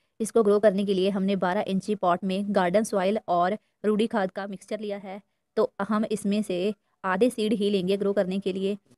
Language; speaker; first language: Hindi; non-native, local second language; Punjabi